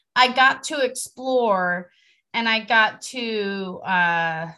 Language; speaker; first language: English; native; English